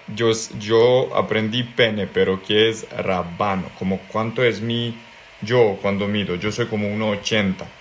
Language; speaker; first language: Spanish; non-native, learner; Serbian